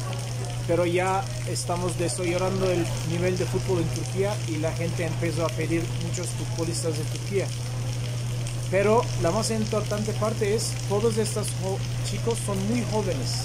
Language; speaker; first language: Spanish; non-native, fluent; Turkish